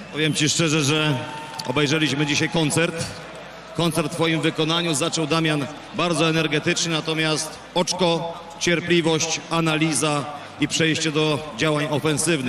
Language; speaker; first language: Polish; native; Polish